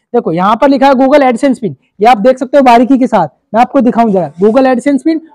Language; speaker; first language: Hindi; native; Hindi